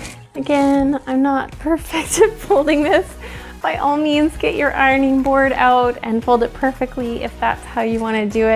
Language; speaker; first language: English; native; English